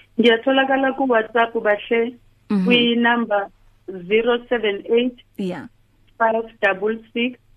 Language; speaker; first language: Zulu; native; Zulu